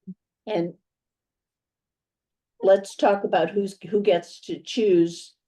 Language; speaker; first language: English; native; English